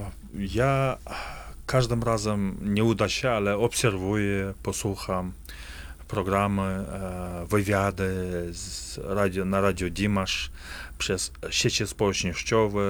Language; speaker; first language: Polish; non-native, fluent; Kazakh